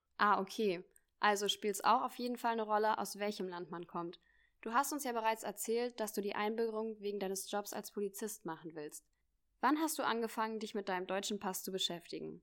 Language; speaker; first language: German; native; German